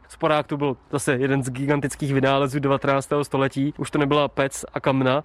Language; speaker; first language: Czech; native; Czech